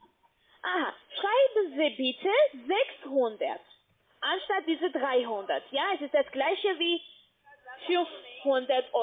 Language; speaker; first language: German; non-native, learner; Russian